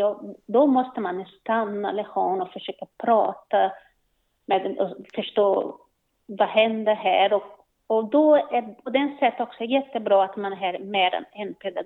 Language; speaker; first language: Swedish; non-native, learner; Portuguese